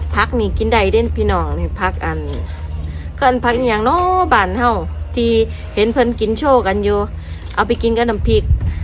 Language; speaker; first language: Thai; native; Thai